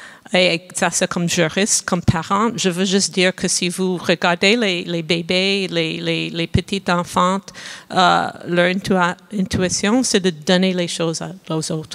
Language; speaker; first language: French; non-native, fluent; English